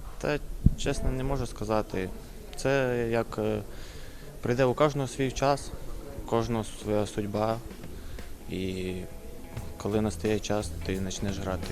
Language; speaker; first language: Ukrainian; non-native, local second language; Russian